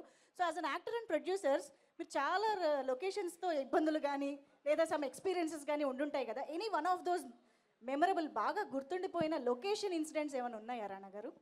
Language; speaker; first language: Telugu; native; Telugu